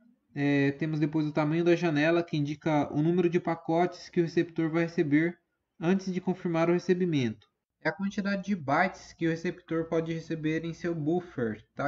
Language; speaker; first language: Portuguese; native; Portuguese